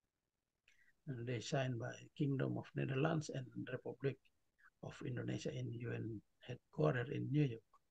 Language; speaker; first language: English; non-native, learner; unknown